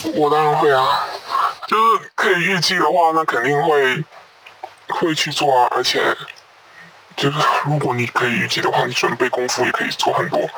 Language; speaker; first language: Chinese; non-native, local second language; Cantonese